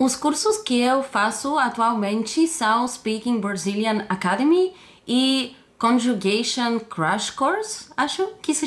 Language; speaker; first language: Portuguese; non-native, fluent; Bulgarian